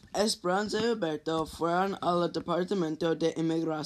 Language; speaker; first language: Spanish; non-native, learner; English